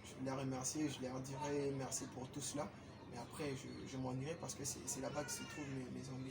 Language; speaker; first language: French; non-native, local second language; Lingala